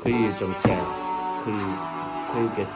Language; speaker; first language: Chinese; non-native, learner; Turkmen